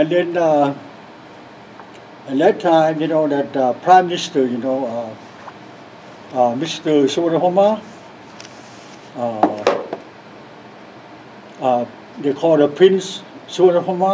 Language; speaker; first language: English; non-native, learner; Lao